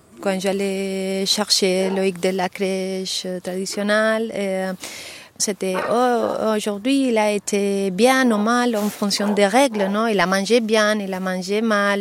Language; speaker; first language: French; non-native, fluent; Catalan